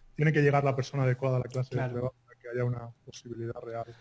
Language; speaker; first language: Spanish; native; Spanish